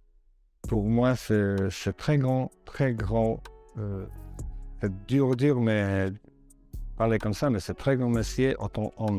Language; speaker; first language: French; non-native, learner; Polish